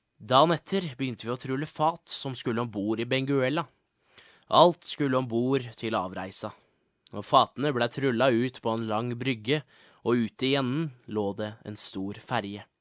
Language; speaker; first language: Norwegian; native; Norwegian